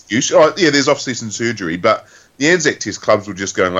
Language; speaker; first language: English; native; English